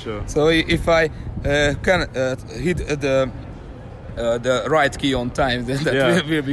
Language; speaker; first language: English; non-native, learner; Hungarian